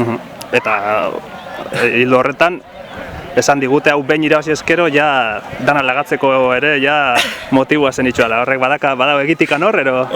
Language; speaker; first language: Basque; native; Basque